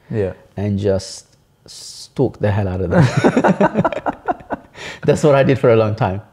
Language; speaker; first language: English; early bilingual, other home language; Bangla